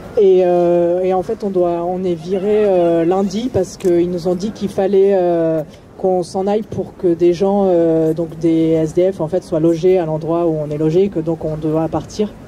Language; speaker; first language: French; native; French